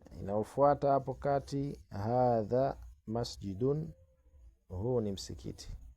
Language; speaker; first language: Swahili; native; Swahili